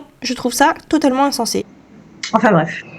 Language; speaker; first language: French; native; French